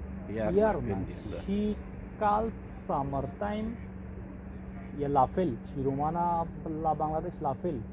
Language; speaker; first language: Romanian; non-native, learner; Bangla